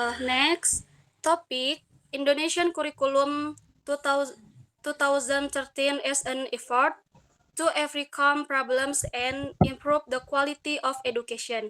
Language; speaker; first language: English; non-native, learner; Indonesian